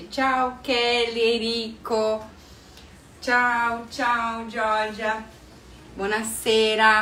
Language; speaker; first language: Italian; non-native, fluent; Portuguese